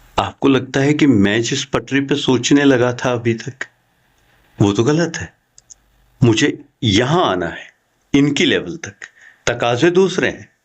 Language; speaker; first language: Hindi; non-native, local second language; Kashmiri